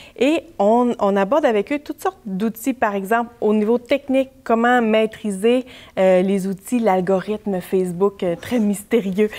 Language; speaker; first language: French; native; French